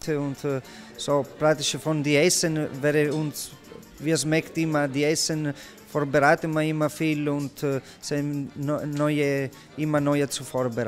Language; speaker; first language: German; non-native, learner; Italian